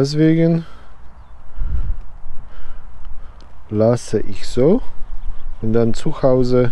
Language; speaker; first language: German; non-native, learner; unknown